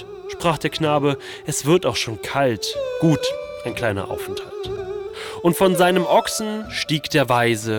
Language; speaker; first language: German; native; German